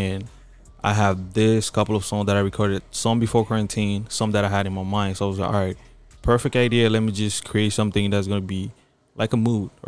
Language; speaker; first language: English; non-native, local second language; French